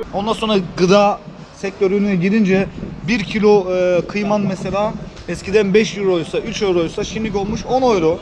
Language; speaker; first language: Turkish; early bilingual, heritage; Turkish